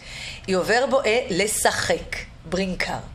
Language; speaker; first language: Portuguese; non-native, fluent; Hebrew